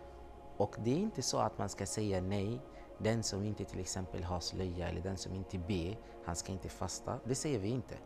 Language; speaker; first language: Swedish; non-native, fluent; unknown